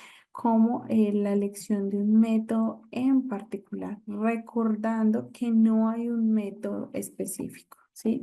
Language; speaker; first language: Spanish; native; Spanish